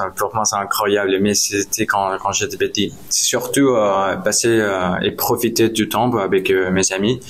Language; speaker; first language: French; non-native, learner; Spanish